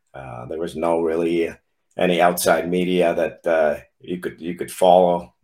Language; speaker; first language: English; non-native, fluent; Czech